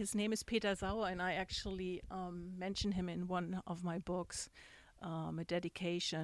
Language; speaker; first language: English; non-native, fluent; German